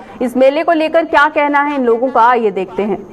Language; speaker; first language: Hindi; native; Hindi